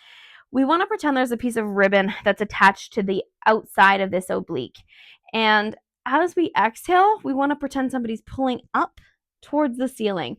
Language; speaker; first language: English; native; English